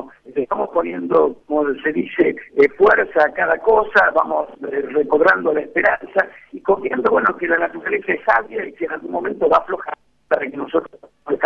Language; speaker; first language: Spanish; native; Spanish